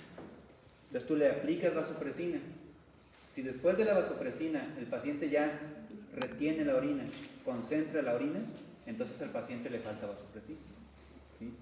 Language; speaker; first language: Spanish; native; Spanish